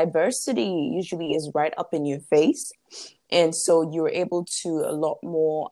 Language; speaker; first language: English; non-native, local second language; Ewe